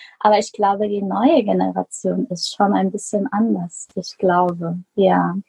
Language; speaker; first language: German; non-native, fluent; Korean